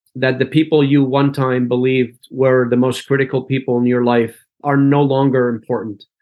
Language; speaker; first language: English; early bilingual, other home language; Arabic